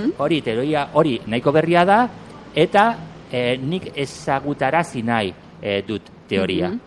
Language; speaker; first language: Basque; non-native, local second language; Spanish